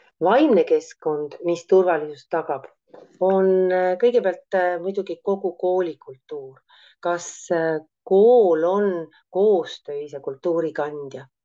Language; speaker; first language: Estonian; native; Estonian